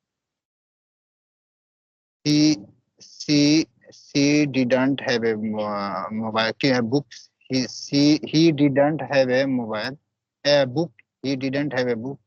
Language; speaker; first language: English; non-native, learner; Hindi